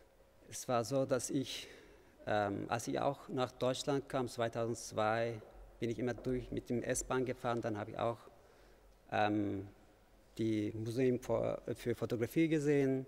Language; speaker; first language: German; non-native, fluent; Turkish